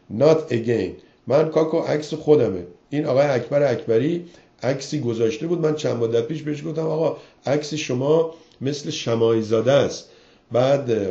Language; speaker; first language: Persian; native; Persian